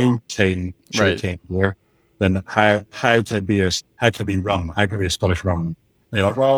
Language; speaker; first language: English; native; English